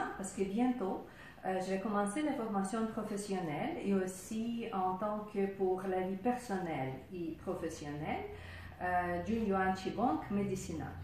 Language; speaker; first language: French; non-native, fluent; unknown